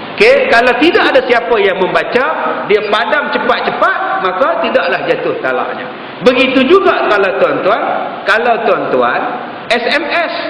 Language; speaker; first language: Malay; native; Malay